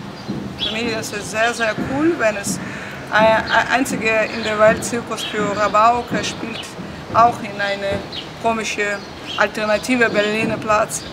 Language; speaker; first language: German; non-native, learner; Russian